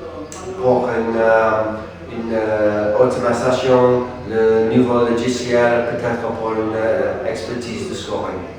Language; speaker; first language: French; non-native, fluent; English